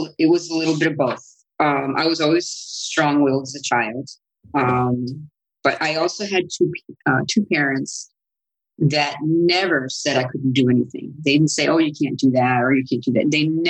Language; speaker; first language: English; non-native, fluent; Italian